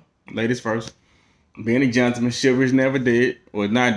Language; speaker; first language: English; native; English